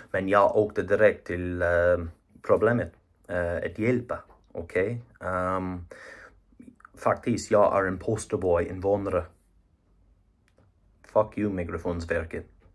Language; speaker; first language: Swedish; non-native, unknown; English